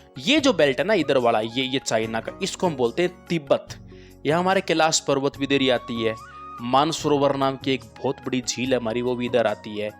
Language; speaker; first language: Hindi; native; Hindi